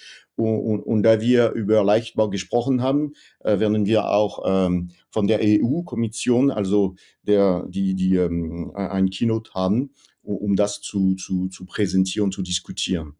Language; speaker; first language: German; non-native, fluent; French